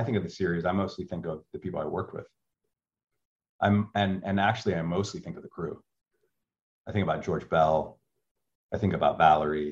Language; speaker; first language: English; native; English